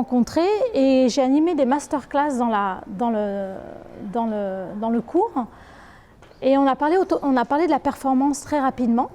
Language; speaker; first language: French; native; French